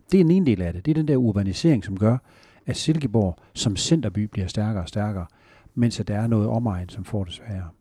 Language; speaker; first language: Danish; native; Danish